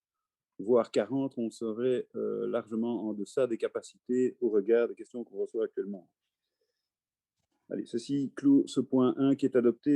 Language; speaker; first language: French; native; French